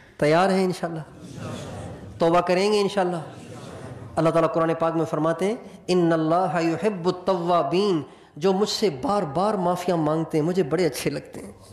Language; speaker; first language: Urdu; non-native, local second language; Sindhi